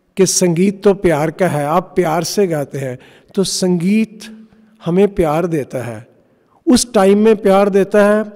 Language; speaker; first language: Hindi; non-native, local second language; Punjabi